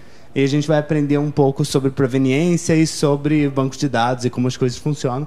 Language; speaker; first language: Portuguese; native; Portuguese